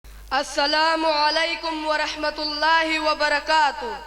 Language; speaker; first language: Arabic; non-native, learner; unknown